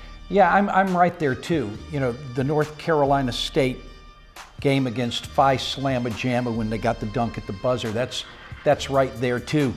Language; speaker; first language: English; native; English